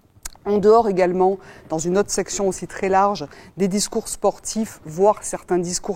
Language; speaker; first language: French; native; French